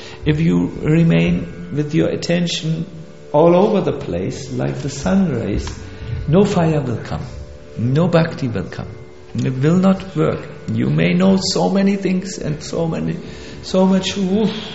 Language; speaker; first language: English; non-native, fluent; German